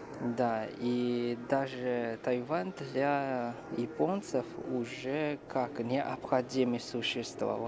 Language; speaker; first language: Russian; non-native, fluent; Chinese